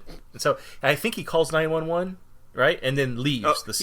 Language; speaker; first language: English; native; English